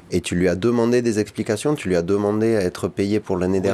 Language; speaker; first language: French; native; French